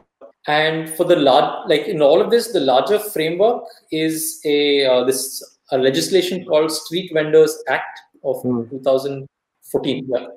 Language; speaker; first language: English; non-native, local second language; Kannada